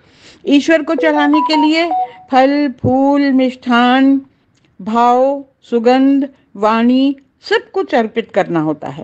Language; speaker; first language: Hindi; native; Hindi